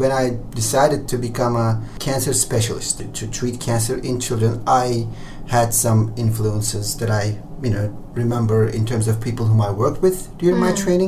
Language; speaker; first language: English; non-native, fluent; Turkish